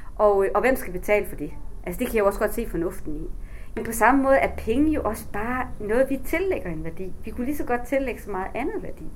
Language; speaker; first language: Danish; native; Danish